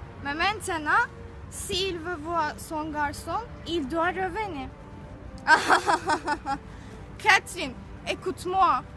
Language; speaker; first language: French; non-native, learner; Turkish